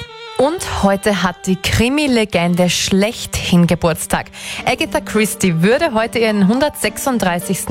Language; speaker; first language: German; native; German